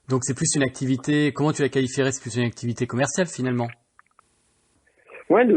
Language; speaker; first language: French; native; French